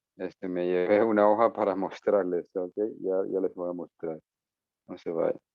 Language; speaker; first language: Spanish; non-native, fluent; English